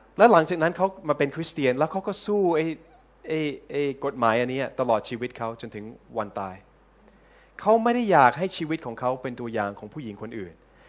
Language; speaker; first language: Thai; non-native, fluent; English